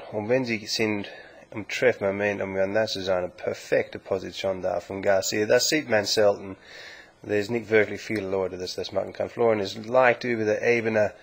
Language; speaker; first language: German; non-native, learner; English